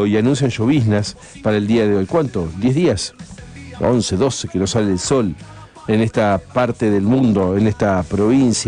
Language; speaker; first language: Spanish; native; Spanish